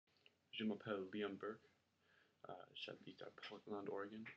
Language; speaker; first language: French; non-native, learner; English